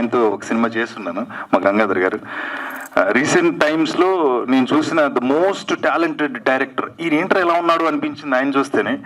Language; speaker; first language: Telugu; native; Telugu